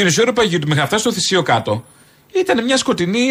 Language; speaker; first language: Greek; native; Greek